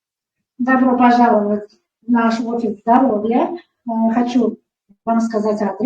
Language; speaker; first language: Russian; non-native, local second language; Uzbek